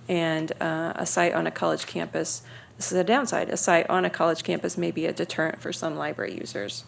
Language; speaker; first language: English; native; English